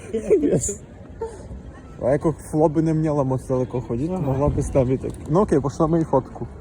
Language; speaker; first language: Czech; non-native, fluent; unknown